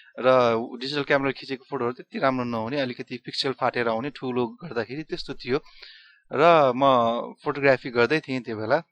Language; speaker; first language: Nepali; non-native, local second language; Newari